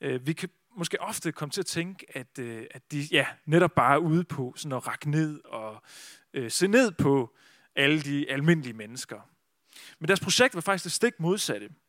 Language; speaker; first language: Danish; native; Danish